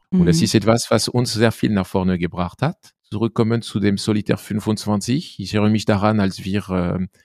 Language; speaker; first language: German; non-native, fluent; French